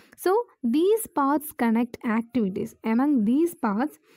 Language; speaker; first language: English; non-native, local second language; Malayalam